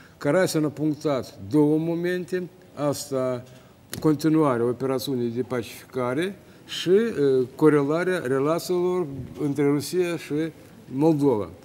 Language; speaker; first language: Romanian; native; Romanian